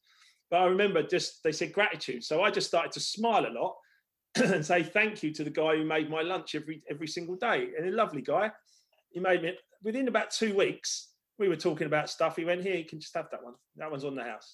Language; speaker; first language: English; native; English